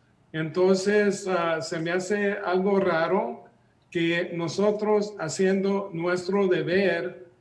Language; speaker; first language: Spanish; early bilingual, heritage; Spanish